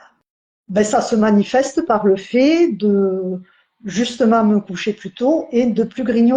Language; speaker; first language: French; native; French